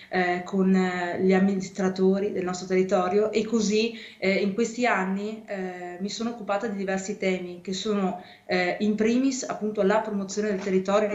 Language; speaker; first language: Italian; native; Italian